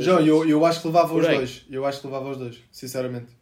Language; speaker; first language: Portuguese; native; Portuguese